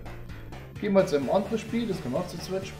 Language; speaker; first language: German; native; German